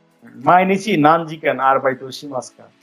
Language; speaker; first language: Japanese; non-native, fluent; Bangla